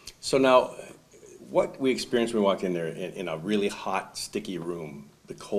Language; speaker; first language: English; native; English